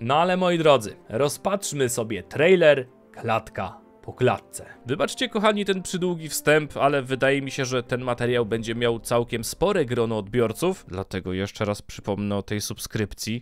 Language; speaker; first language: Polish; native; Polish